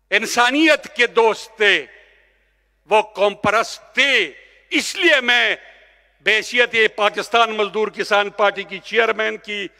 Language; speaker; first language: Urdu; non-native, local second language; Pashto